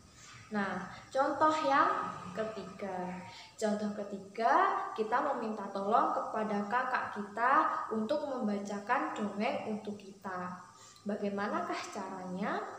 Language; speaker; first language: Indonesian; native; Indonesian